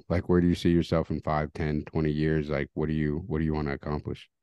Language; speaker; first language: English; early bilingual, other home language; Spanish